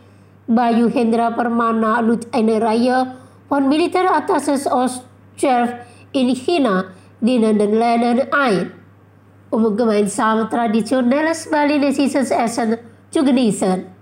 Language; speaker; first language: German; non-native, learner; Indonesian